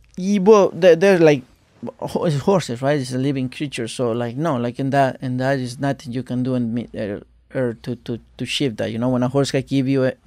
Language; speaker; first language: English; non-native, fluent; Spanish